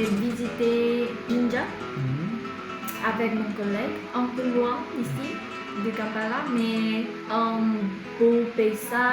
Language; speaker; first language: French; non-native, fluent; Korean